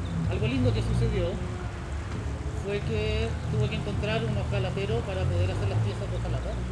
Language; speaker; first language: Spanish; native; Spanish